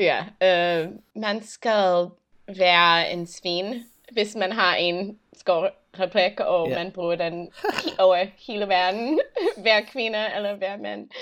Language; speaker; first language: Danish; non-native, learner; English